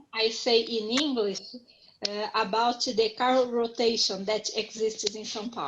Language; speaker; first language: English; non-native, learner; Portuguese